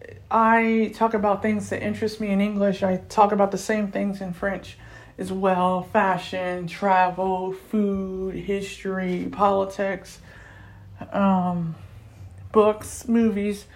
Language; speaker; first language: English; native; English